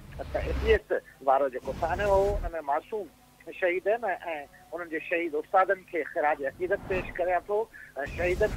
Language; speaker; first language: Urdu; non-native, local second language; Sindhi